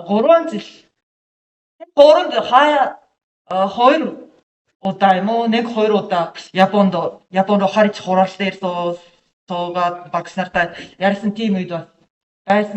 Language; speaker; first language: Mongolian; non-native, learner; Japanese